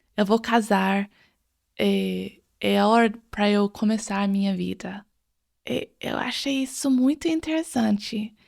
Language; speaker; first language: Portuguese; non-native, fluent; English